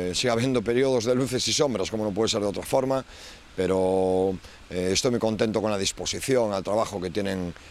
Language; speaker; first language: Spanish; native; Spanish